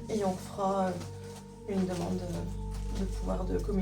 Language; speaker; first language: French; native; French